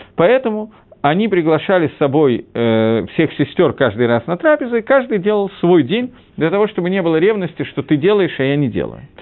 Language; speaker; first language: Russian; early bilingual, heritage; Russian